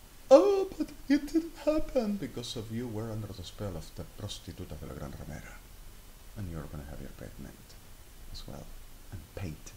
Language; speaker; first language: English; non-native, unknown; Spanish